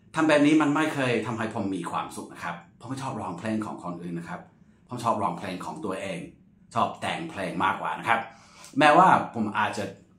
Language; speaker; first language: Thai; non-native, fluent; English